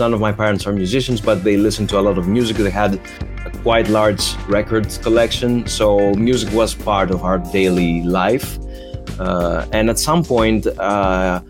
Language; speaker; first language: English; non-native, fluent; Greek